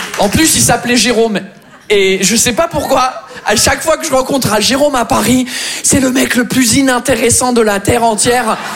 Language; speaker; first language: French; non-native, fluent; English